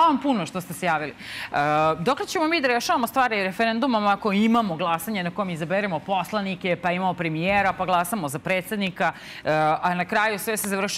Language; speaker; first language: Serbian; native; Serbian